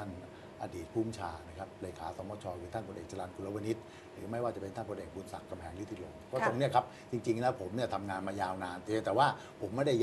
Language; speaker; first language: Thai; native; Thai